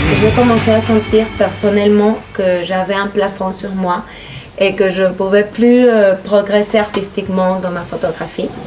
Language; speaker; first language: French; non-native, fluent; Spanish